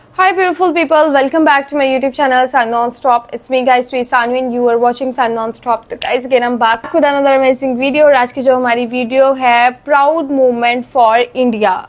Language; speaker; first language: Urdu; native; Urdu